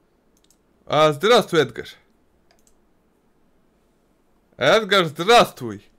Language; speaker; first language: Russian; native; Russian